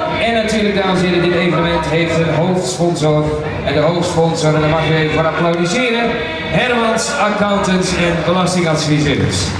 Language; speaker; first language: Dutch; native; Dutch